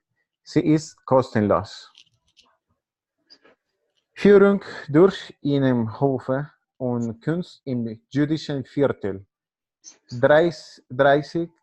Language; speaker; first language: German; non-native, learner; Spanish